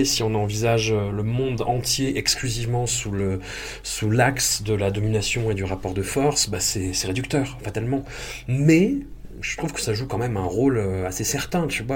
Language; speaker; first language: French; native; French